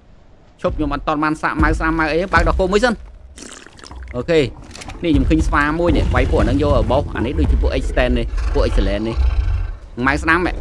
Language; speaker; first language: Khmer; native; Khmer